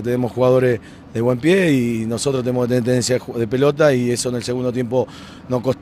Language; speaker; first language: Spanish; native; Spanish